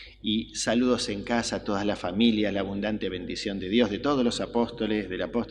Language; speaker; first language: Spanish; native; Spanish